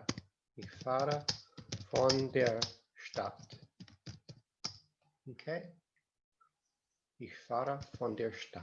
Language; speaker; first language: German; non-native, fluent; English